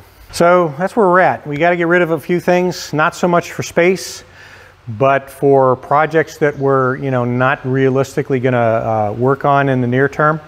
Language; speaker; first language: English; native; English